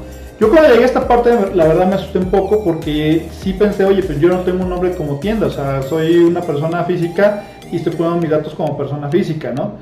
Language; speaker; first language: Spanish; native; Spanish